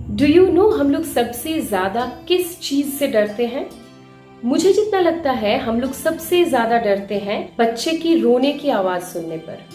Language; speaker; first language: Hindi; non-native, local second language; Bangla